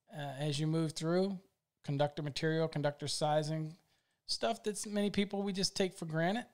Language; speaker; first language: English; native; English